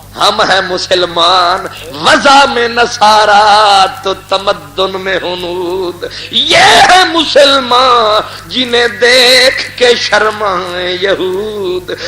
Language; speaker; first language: Urdu; non-native, local second language; Punjabi